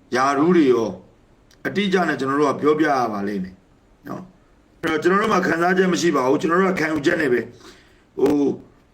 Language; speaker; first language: Burmese; native; Burmese